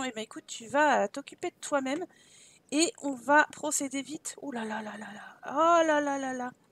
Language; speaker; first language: French; native; French